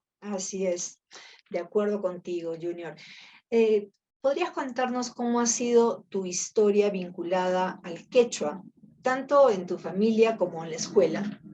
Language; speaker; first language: Spanish; native; Spanish